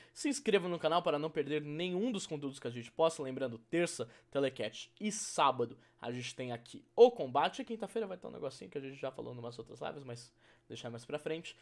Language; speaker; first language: Portuguese; native; Portuguese